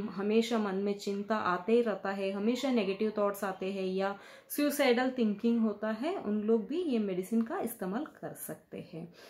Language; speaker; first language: Hindi; non-native, local second language; Kannada